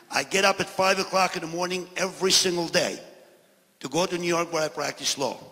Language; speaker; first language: English; non-native, fluent; Albanian